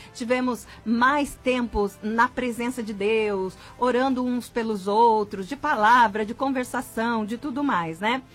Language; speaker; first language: Portuguese; native; Portuguese